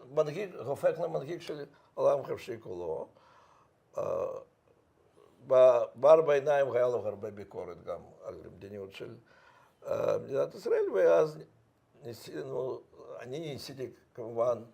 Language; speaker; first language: Hebrew; non-native, fluent; Russian